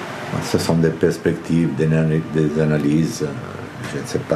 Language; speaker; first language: French; non-native, fluent; Italian